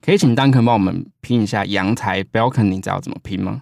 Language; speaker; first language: Chinese; native; Chinese